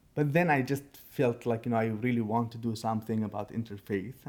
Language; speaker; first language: English; non-native, fluent; Arabic